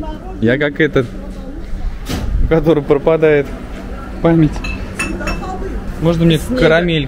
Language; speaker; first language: Russian; native; Russian